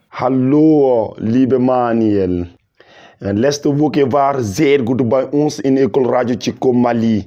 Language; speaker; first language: German; non-native, local second language; Bambara